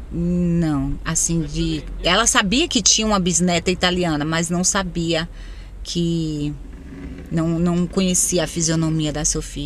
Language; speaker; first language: Portuguese; native; Portuguese